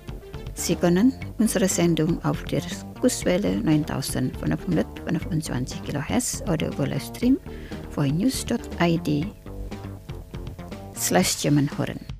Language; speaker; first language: German; non-native, fluent; Indonesian